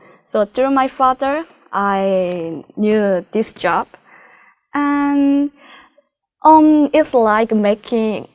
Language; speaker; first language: English; non-native, learner; Korean